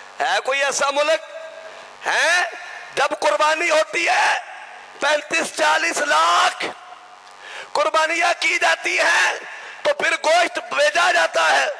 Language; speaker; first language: Urdu; native; Urdu